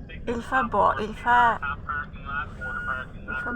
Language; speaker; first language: French; non-native, learner; English